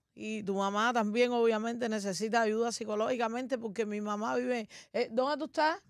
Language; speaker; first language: Spanish; native; Spanish